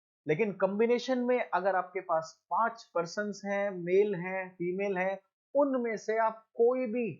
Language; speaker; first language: Hindi; native; Hindi